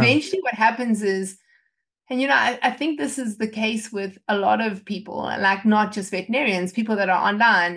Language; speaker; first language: English; native; English